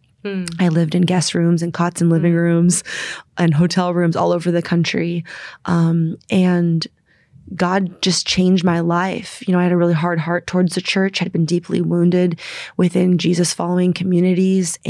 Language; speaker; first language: English; native; English